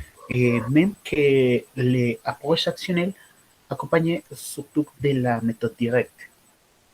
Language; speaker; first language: French; non-native, learner; Spanish